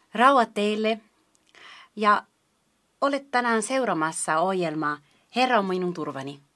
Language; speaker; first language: Finnish; non-native, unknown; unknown